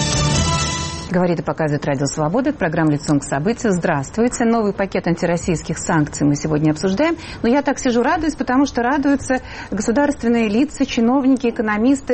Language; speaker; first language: Russian; native; Russian